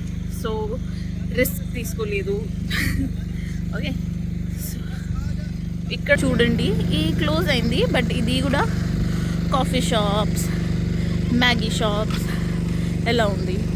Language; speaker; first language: Telugu; non-native, learner; Marathi